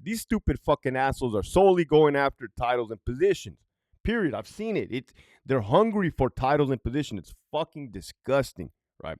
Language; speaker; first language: English; native; English